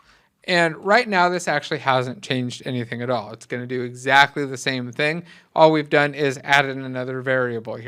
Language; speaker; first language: English; native; English